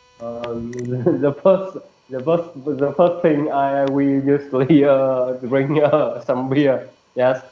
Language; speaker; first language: English; non-native, learner; Vietnamese